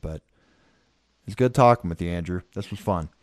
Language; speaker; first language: English; native; English